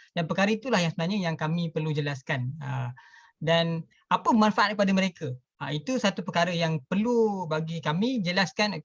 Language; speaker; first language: Malay; native; Malay